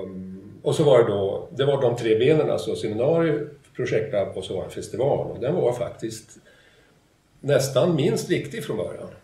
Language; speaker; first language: Swedish; native; Swedish